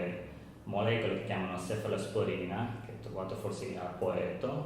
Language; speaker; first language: Italian; non-native, learner; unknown